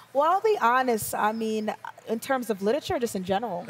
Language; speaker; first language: English; native; English